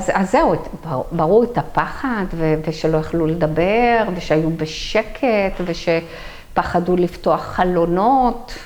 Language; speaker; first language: Hebrew; early bilingual, other home language; Arabic